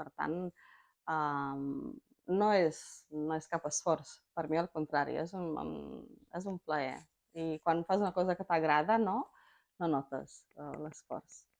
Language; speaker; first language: Catalan; non-native, fluent; Romanian